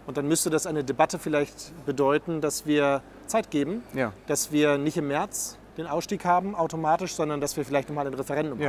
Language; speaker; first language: German; native; German